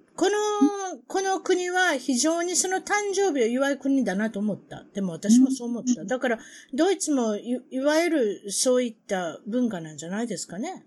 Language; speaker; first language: Japanese; native; Japanese